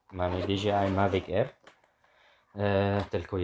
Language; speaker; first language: Polish; non-native, learner; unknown